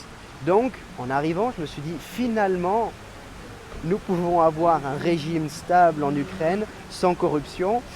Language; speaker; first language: French; native; French